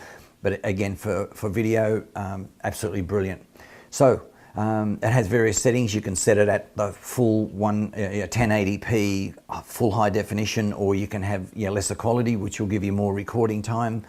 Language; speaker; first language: English; native; English